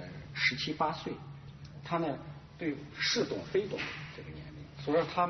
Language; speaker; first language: Chinese; native; Chinese